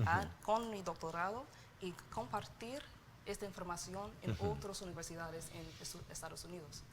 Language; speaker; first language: Spanish; non-native, learner; English